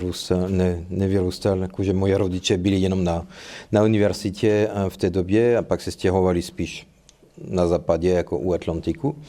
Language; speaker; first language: Czech; non-native, fluent; French